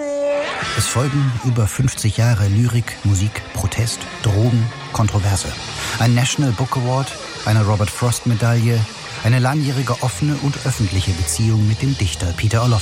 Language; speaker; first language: German; native; German